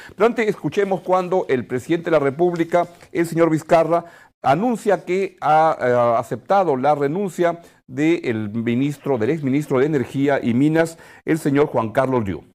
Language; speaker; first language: Spanish; native; Spanish